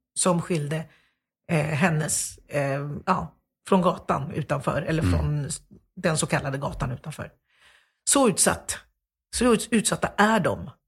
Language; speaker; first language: Swedish; native; Swedish